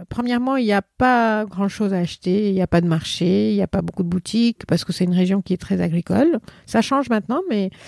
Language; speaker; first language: French; non-native, fluent; Assamese